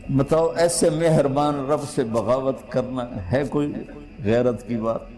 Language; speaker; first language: Urdu; non-native, local second language; Punjabi